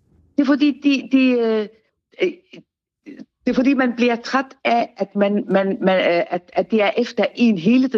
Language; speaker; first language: Danish; non-native, fluent; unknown